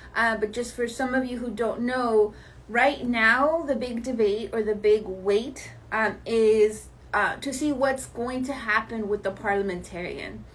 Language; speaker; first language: English; early bilingual, other home language; Spanish